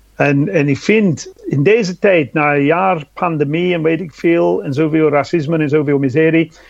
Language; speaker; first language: Dutch; non-native, fluent; English